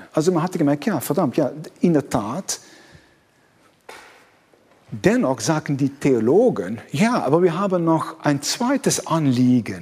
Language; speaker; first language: German; non-native, fluent; Dutch